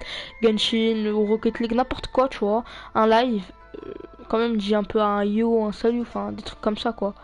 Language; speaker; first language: French; native; French